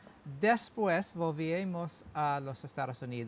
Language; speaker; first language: Spanish; non-native, learner; English